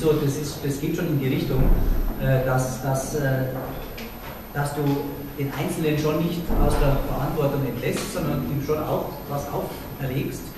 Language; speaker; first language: German; native; German